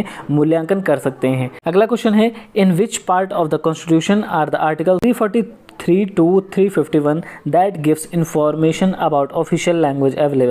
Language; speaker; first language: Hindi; native; Hindi